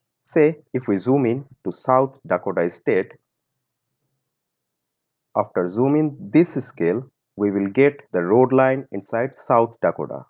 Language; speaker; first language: English; non-native, local second language; Bangla